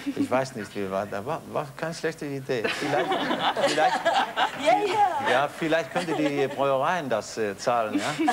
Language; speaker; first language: German; non-native, fluent; Danish